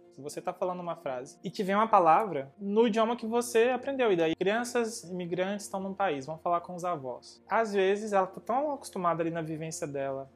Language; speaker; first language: Portuguese; native; Portuguese